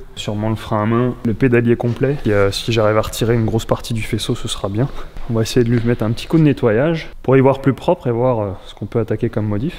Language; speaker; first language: French; native; French